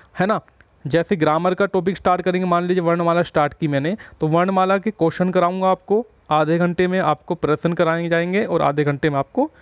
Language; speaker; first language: Hindi; native; Hindi